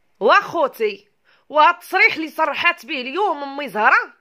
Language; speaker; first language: Arabic; native; Arabic